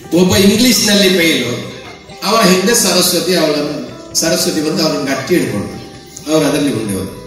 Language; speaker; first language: Kannada; non-native, local second language; Tulu